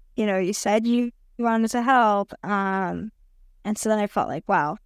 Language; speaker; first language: English; native; English